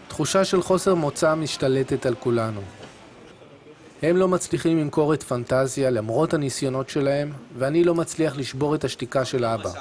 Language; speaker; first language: Hebrew; native; Hebrew